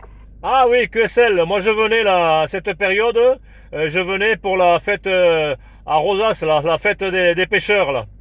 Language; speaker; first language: French; native; French